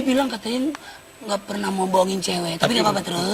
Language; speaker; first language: Indonesian; native; Indonesian